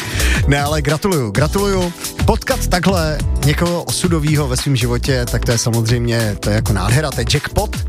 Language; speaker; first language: Czech; native; Czech